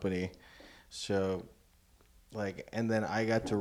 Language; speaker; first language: English; non-native, local second language; Filipino